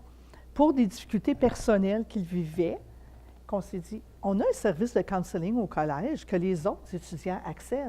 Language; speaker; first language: French; native; French